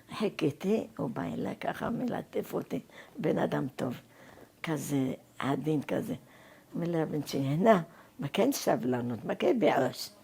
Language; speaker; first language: Hebrew; non-native, fluent; Arabic